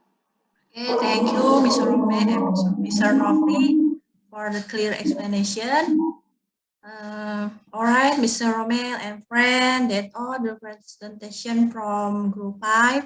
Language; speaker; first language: English; non-native, learner; Indonesian